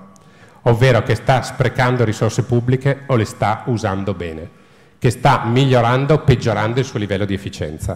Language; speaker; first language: Italian; native; Italian